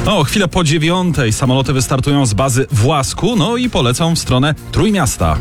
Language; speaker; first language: Polish; native; Polish